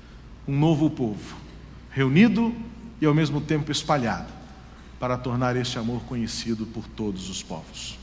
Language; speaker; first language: Portuguese; native; Portuguese